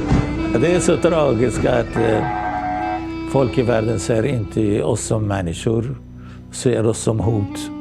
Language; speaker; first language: Swedish; non-native, local second language; Arabic